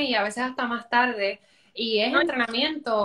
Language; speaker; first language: Spanish; native; Spanish